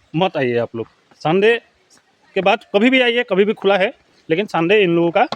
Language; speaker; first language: Hindi; non-native, local second language; Assamese